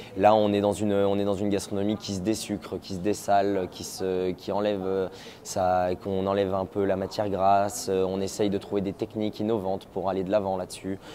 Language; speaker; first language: French; native; French